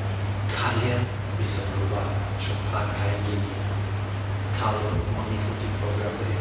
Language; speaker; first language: Indonesian; non-native, fluent; English